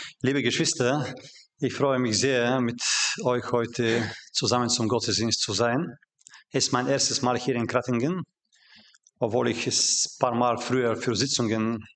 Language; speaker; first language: German; non-native, fluent; Bulgarian